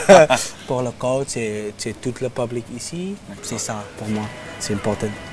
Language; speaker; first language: French; non-native, learner; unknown